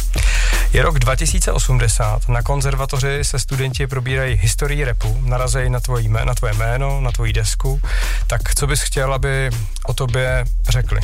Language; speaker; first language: Czech; native; Czech